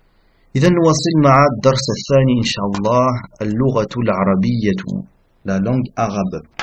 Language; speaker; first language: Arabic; non-native, fluent; French